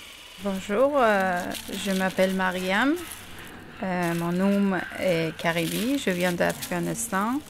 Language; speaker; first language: French; non-native, fluent; Persian